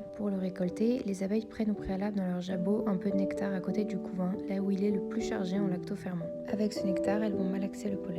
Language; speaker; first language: French; native; French